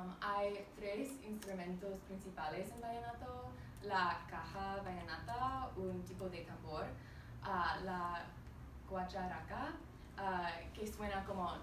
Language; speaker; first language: Spanish; non-native, learner; English